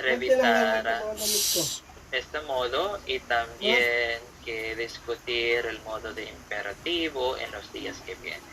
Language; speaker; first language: Spanish; non-native, fluent; Filipino